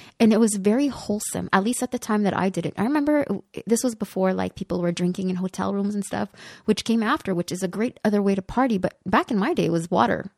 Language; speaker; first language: English; early bilingual, other home language; Spanish